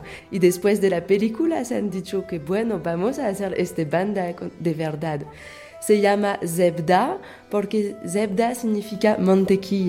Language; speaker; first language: Spanish; non-native, learner; French